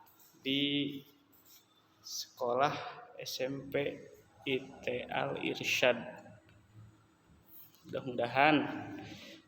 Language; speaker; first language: Indonesian; native; Indonesian